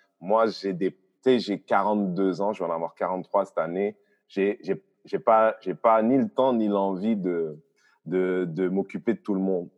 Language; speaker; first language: French; early bilingual, other home language; Haitian Creole